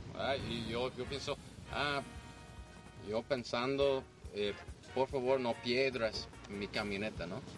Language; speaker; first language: Spanish; non-native, learner; English